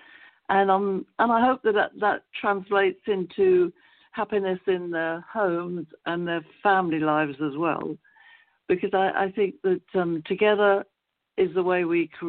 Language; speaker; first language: English; native; English